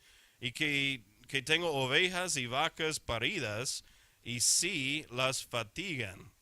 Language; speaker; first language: Spanish; non-native, fluent; English